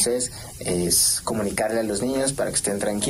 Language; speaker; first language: Spanish; native; Spanish